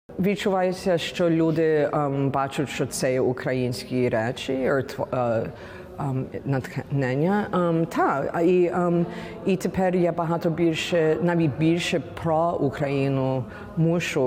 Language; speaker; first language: Ukrainian; early bilingual, heritage; English